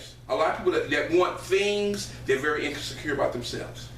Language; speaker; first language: English; native; English